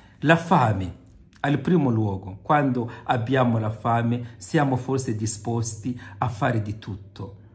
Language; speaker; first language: Italian; non-native, fluent; Kinyarwanda